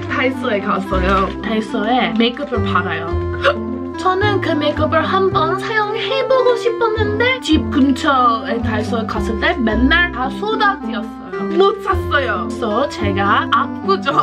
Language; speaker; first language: Korean; non-native, learner; English